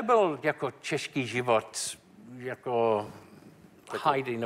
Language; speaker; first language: Czech; non-native, learner; English